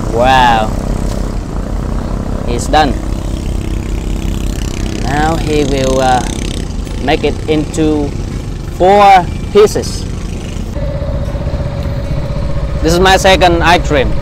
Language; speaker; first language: English; non-native, fluent; Vietnamese